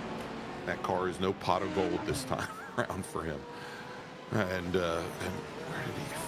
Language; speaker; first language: English; native; English